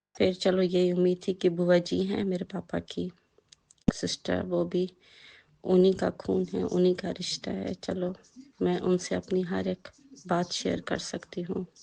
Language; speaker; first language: Hindi; native; Hindi